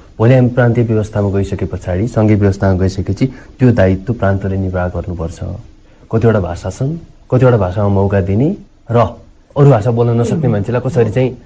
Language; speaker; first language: Nepali; native; Nepali